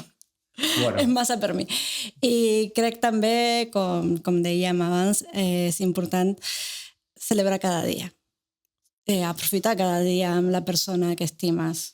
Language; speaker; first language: Catalan; non-native, learner; Spanish